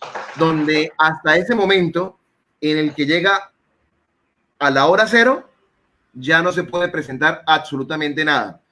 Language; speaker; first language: Spanish; native; Spanish